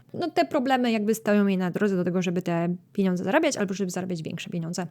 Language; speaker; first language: Polish; native; Polish